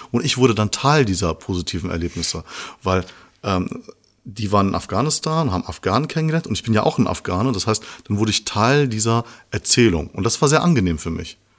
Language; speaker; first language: German; early bilingual, other home language; Persian